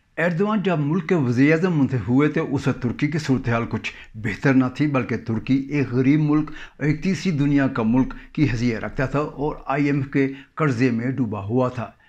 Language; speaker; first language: Urdu; native; Urdu